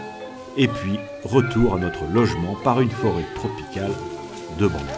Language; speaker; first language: French; native; French